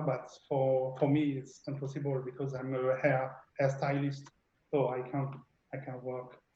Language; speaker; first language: English; non-native, learner; French